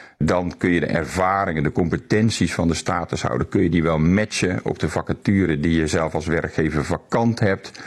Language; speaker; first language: Dutch; native; Dutch